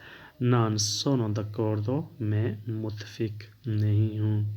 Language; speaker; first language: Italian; non-native, learner; Urdu